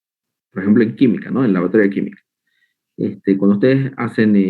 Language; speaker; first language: Spanish; native; Spanish